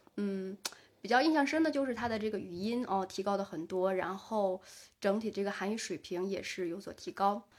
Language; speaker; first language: Chinese; native; Chinese